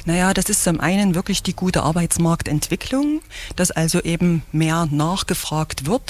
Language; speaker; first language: German; native; German